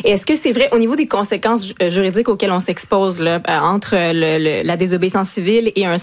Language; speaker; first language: French; native; French